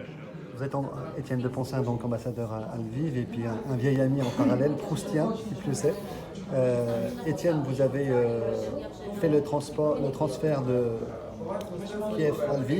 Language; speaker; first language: French; native; French